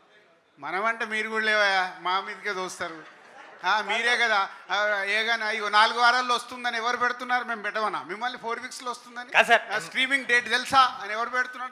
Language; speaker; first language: Telugu; native; Telugu